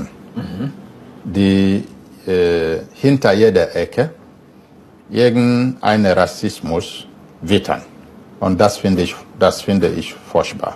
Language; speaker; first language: German; non-native, fluent; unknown